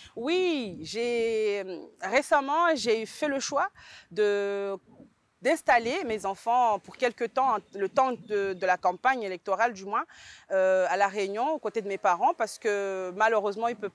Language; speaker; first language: French; native; French